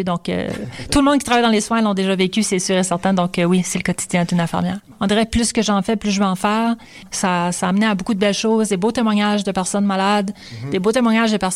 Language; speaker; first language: French; native; French